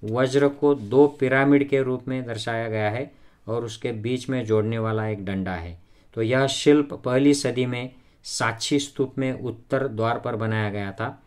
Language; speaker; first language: Hindi; non-native, local second language; Marathi